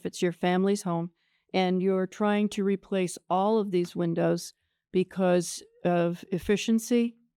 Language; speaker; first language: English; native; English